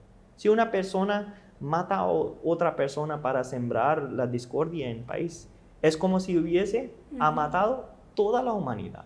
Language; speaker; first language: Spanish; non-native, learner; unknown